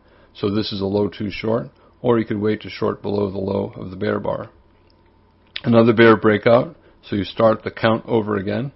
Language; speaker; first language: English; native; English